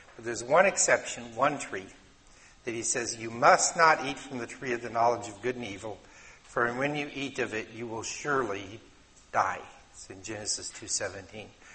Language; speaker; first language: English; native; English